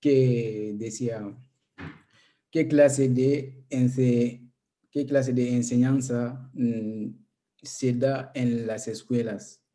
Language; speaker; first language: Spanish; non-native, learner; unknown